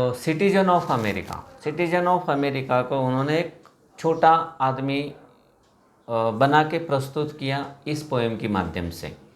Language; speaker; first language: Hindi; non-native, local second language; Marathi